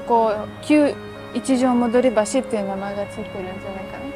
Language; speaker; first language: Japanese; non-native, fluent; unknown